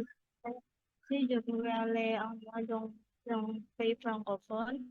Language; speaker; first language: French; non-native, learner; Indonesian